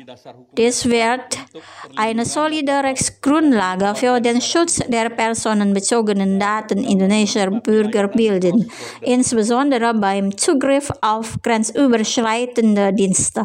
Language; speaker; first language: German; non-native, fluent; Indonesian